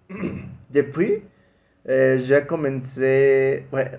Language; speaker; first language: French; non-native, learner; Spanish